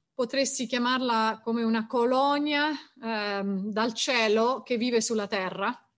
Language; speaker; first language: Italian; native; Italian